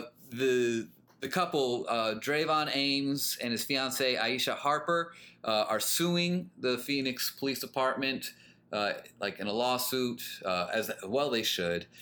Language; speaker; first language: English; early bilingual, other home language; Spanish